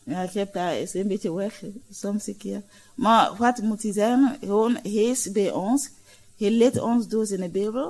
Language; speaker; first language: Dutch; non-native, learner; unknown